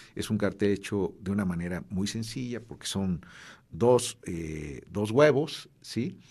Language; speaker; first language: Spanish; native; Spanish